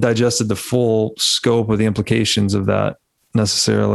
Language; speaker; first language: English; native; English